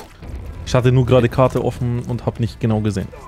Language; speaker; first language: German; native; German